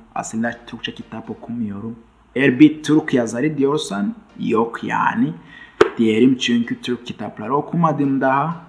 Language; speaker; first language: Turkish; non-native, fluent; Kinyarwanda